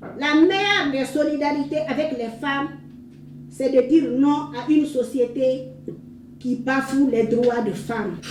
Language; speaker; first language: French; non-native, local second language; Fula